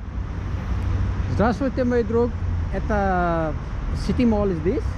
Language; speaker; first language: Russian; non-native, learner; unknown